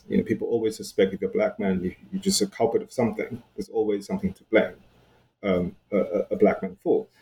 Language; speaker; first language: English; non-native, fluent; Chinese